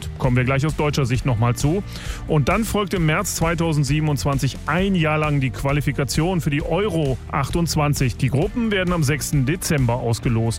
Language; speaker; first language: German; native; German